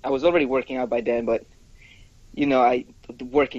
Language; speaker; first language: English; non-native, fluent; Spanish